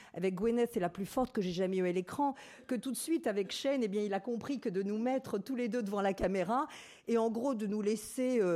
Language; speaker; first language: French; native; French